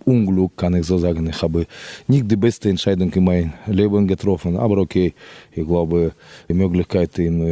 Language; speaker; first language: German; non-native, fluent; Russian